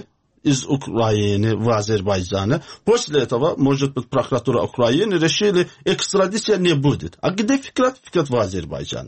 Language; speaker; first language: Russian; non-native, learner; Azerbaijani